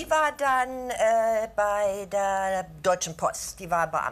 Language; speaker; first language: German; native; German